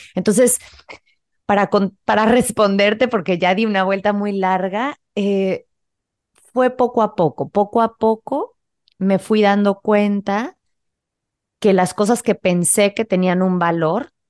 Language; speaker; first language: Spanish; native; Spanish